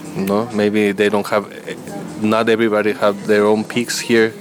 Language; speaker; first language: English; non-native, learner; Spanish